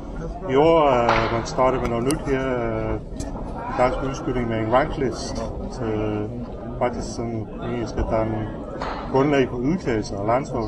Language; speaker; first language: Danish; native; Danish